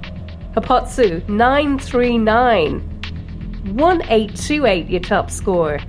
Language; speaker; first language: English; native; English